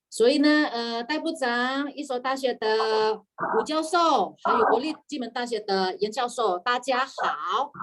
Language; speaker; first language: Chinese; early bilingual, heritage; Chinese